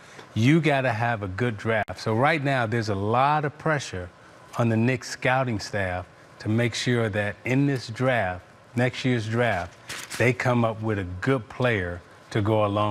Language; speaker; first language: English; native; English